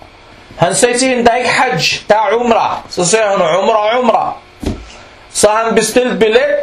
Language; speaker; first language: Danish; non-native, fluent; Arabic